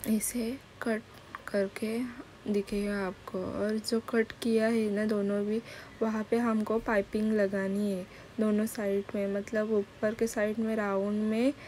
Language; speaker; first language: Hindi; non-native, local second language; Marathi